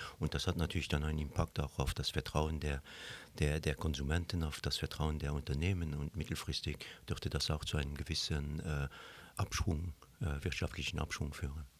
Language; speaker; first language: German; non-native, local second language; Luxembourgish